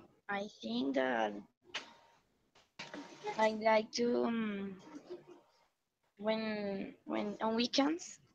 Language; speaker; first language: English; non-native, learner; Spanish